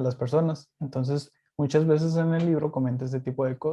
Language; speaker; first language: Spanish; native; Spanish